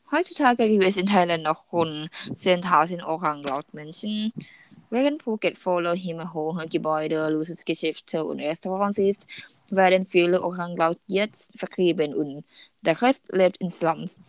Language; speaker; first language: German; non-native, learner; Thai